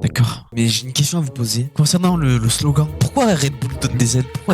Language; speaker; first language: French; native; French